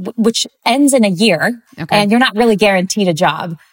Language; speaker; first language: English; early bilingual, other home language; Spanish